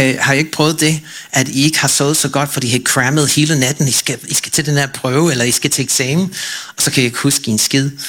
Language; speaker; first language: Danish; non-native, fluent; English